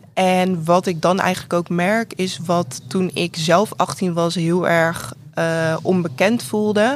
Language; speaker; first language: Dutch; native; Dutch